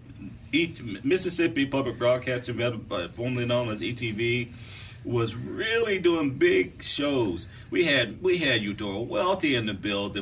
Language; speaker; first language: English; native; English